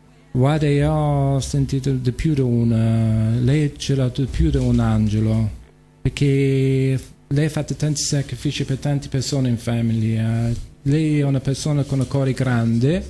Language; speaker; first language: Italian; non-native, learner; English